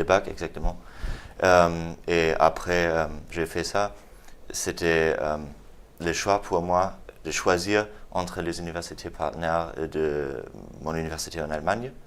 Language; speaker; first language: French; non-native, fluent; German